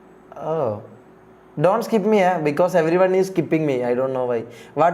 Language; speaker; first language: English; non-native, learner; Malayalam